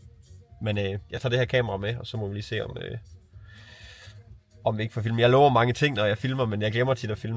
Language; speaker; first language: Danish; native; Danish